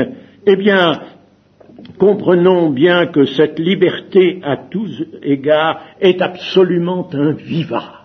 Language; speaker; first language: French; native; French